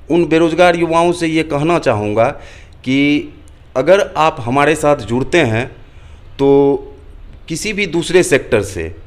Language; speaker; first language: Hindi; native; Hindi